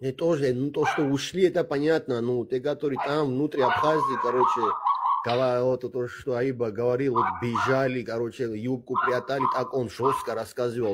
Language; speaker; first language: Russian; non-native, local second language; Abkhazian